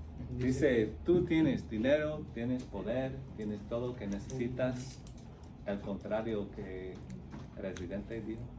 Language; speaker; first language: Spanish; non-native, fluent; English